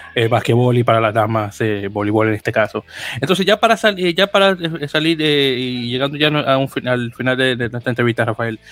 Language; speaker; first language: Spanish; native; Spanish